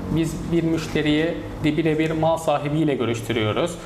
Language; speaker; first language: Turkish; native; Turkish